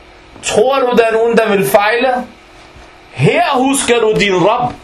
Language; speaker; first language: Danish; early bilingual, other home language; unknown